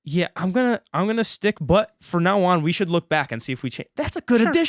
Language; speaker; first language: English; native; English